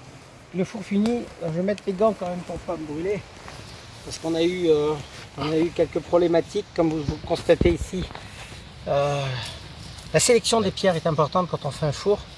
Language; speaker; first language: French; native; French